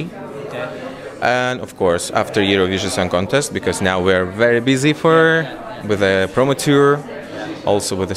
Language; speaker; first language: English; non-native, learner; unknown